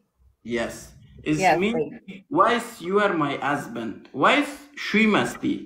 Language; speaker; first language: English; non-native, learner; Persian